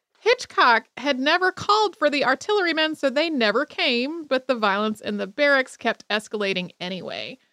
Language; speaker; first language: English; native; English